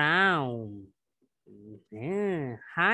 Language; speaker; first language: English; non-native, fluent; Spanish